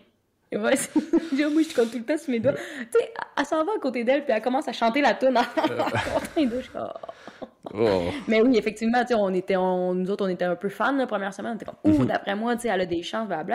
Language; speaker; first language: French; native; French